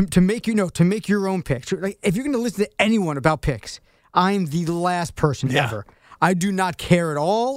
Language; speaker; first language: English; native; English